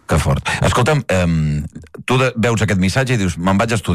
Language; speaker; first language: Catalan; native; Catalan